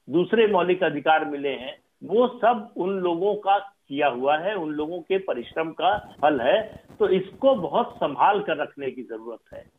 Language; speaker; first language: Hindi; native; Hindi